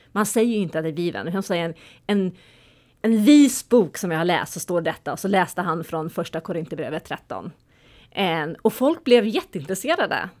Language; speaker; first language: Swedish; native; Swedish